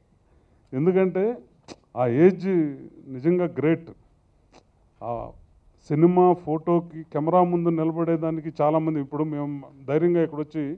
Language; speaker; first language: Telugu; native; Telugu